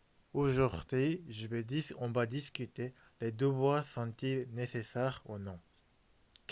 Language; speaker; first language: French; non-native, learner; Japanese